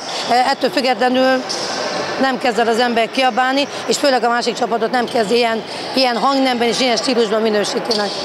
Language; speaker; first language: Hungarian; native; Hungarian